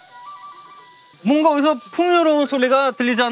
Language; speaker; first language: Korean; native; Korean